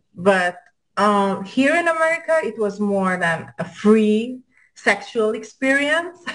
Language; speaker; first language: English; non-native, fluent; Hungarian